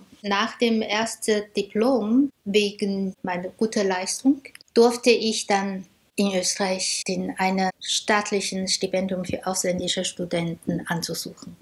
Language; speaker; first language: German; non-native, fluent; Chinese